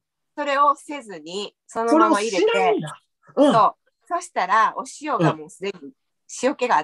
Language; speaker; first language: Japanese; native; Japanese